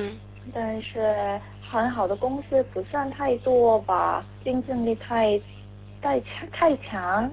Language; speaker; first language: Chinese; non-native, learner; Korean